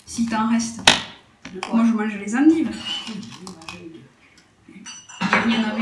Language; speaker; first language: French; native; French